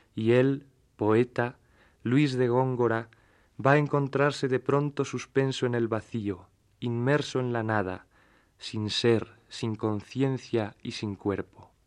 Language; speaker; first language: Spanish; native; Spanish